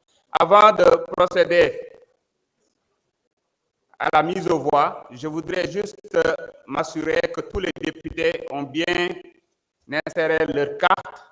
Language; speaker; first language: French; non-native, local second language; Wolof